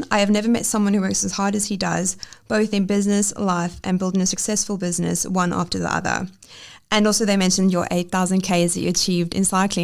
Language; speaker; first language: English; native; English